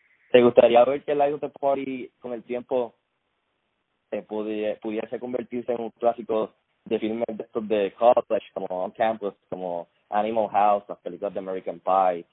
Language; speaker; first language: Spanish; native; Spanish